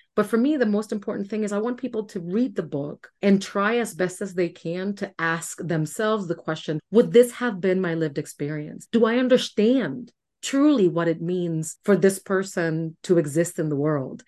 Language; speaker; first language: English; non-native, fluent; Spanish